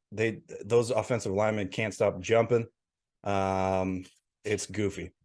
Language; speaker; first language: English; native; English